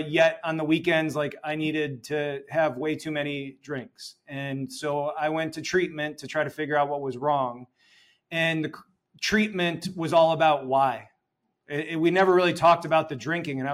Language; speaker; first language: English; native; English